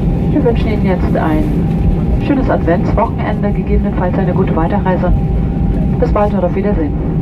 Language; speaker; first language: German; native; German